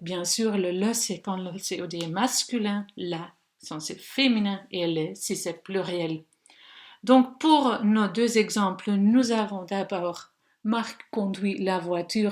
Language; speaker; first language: French; non-native, local second language; Dutch